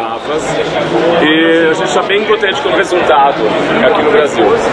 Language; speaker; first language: Portuguese; non-native, fluent; German